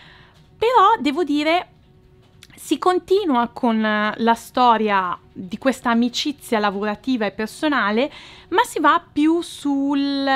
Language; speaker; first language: Italian; native; Italian